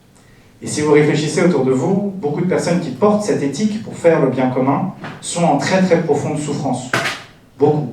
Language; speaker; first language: French; native; French